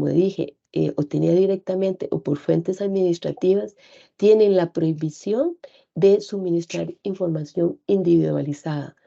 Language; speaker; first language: Spanish; native; Spanish